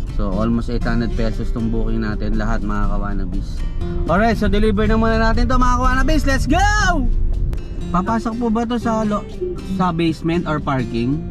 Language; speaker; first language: Filipino; native; Filipino